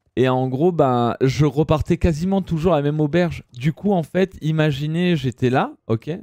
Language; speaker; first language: French; early bilingual, other home language; Italian